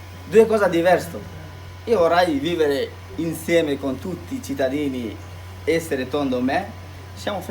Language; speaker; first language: Italian; non-native, learner; Bangla